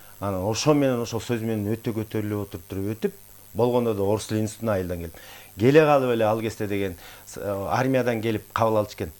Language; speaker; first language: Kyrgyz; native; Kyrgyz